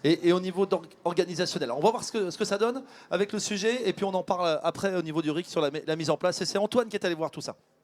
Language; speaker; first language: French; native; French